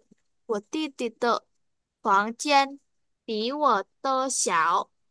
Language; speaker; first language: Chinese; non-native, fluent; Vietnamese